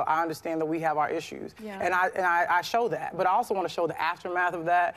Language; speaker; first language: English; native; English